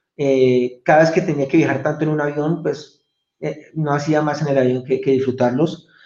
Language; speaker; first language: Spanish; native; Spanish